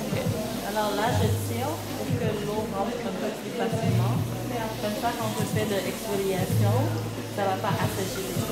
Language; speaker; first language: French; non-native, fluent; English